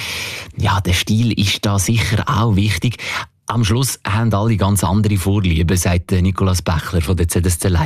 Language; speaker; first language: German; native; German